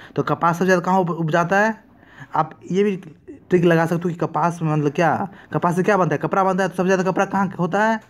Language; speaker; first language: Hindi; native; Hindi